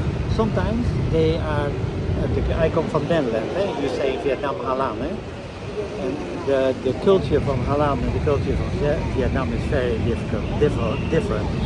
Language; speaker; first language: English; non-native, learner; Dutch